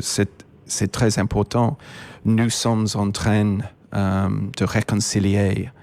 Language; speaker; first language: French; non-native, fluent; English